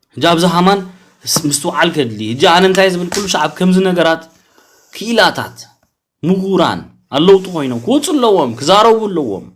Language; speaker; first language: Tigrinya; early bilingual, heritage; Tigrinya